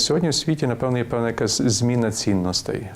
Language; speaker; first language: Ukrainian; native; Ukrainian